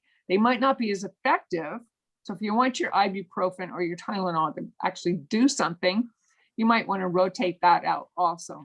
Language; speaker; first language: English; native; English